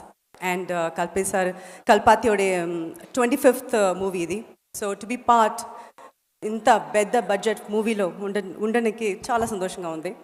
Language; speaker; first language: Telugu; non-native, learner; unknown